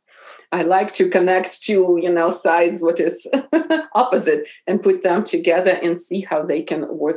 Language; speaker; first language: English; non-native, fluent; Russian